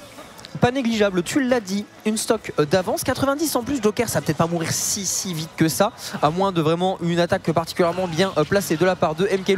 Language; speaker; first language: French; native; French